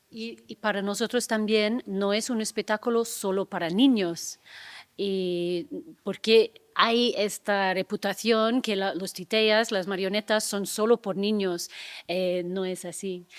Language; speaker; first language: Spanish; non-native, fluent; Italian